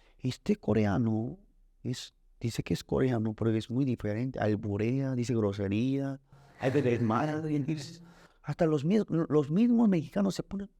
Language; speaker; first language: Spanish; early bilingual, other home language; Korean